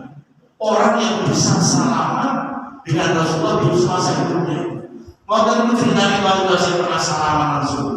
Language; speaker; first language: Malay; non-native, local second language; Javanese